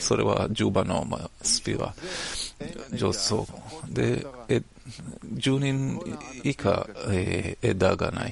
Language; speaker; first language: Japanese; non-native, learner; Hebrew